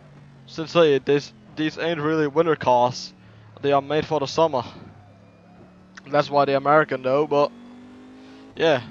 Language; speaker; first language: English; non-native, fluent; Dutch